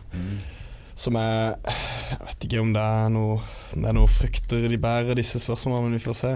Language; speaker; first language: Norwegian; native; Norwegian